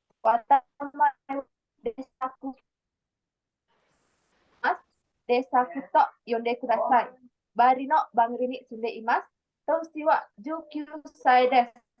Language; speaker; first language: Japanese; non-native, learner; Indonesian